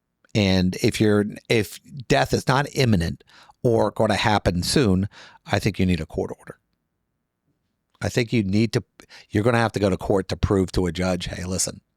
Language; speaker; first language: English; native; English